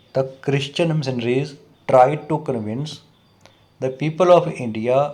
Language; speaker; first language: English; non-native, local second language; Punjabi